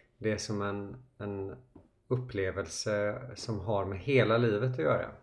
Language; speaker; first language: Swedish; native; Swedish